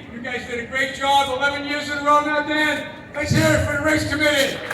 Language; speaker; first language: English; native; English